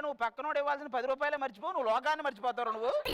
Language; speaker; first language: Telugu; native; Telugu